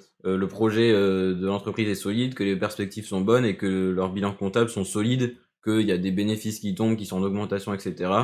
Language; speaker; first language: French; native; French